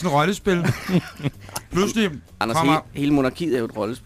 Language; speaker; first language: Danish; native; Danish